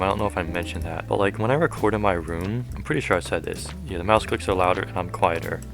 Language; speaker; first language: English; native; English